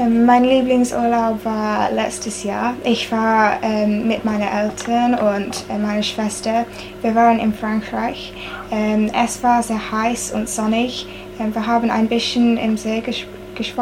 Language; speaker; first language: German; non-native, learner; English